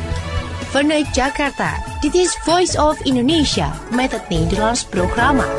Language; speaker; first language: Dutch; non-native, fluent; Indonesian